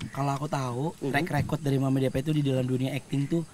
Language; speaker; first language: Indonesian; native; Indonesian